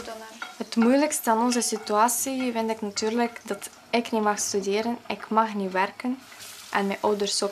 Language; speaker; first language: Dutch; non-native, fluent; French